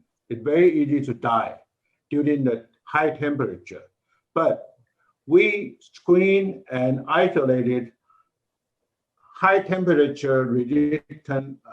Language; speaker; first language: English; non-native, learner; Chinese